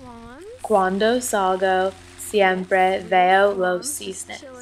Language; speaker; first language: Spanish; non-native, learner; English